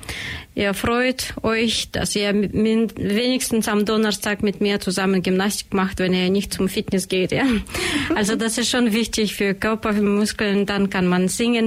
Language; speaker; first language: German; non-native, learner; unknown